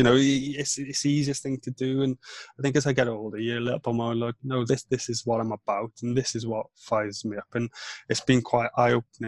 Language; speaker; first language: English; non-native, local second language; Welsh